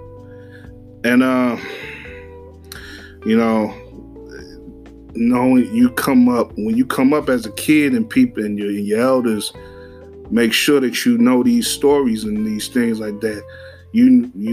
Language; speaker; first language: English; native; English